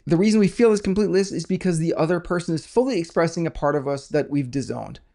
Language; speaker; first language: English; non-native, fluent; Danish